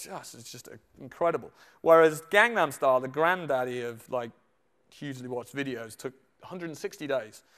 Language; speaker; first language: English; native; English